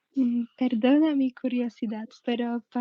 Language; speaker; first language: Spanish; non-native, fluent; Polish